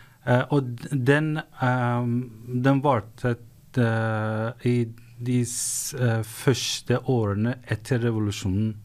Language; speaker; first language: Norwegian; non-native, fluent; Persian